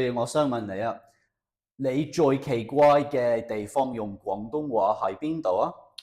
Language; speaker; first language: Cantonese; non-native, fluent; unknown